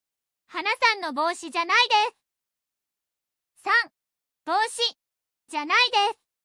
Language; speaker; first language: Japanese; non-native, learner; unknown